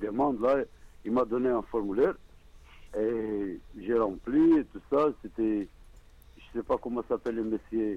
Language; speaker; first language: French; non-native, learner; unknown